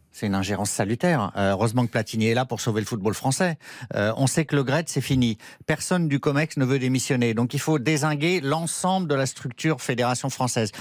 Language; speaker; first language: French; native; French